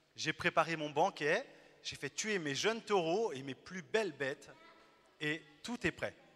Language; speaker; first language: French; native; French